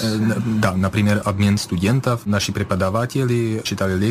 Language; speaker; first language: Russian; non-native, fluent; Czech